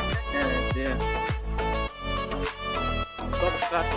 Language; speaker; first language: English; non-native, learner; Indonesian